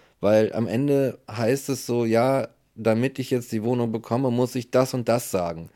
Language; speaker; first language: German; native; German